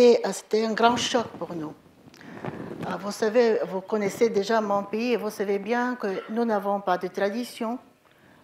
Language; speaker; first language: French; non-native, fluent; Bulgarian